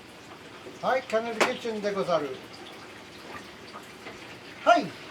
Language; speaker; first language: Japanese; non-native, learner; English